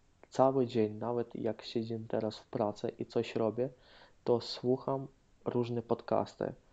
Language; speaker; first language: Polish; non-native, fluent; Ukrainian